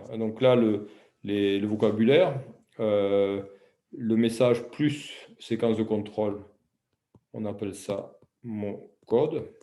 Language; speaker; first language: French; native; French